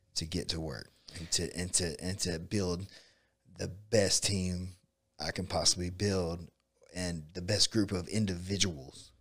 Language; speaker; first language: English; native; English